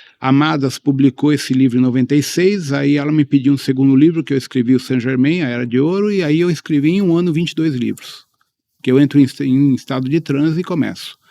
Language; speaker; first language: Portuguese; early bilingual, other home language; Spanish